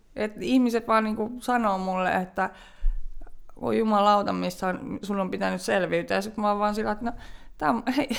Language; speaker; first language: Finnish; native; Finnish